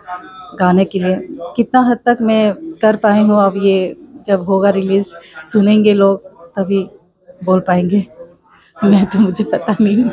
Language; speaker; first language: Hindi; non-native, local second language; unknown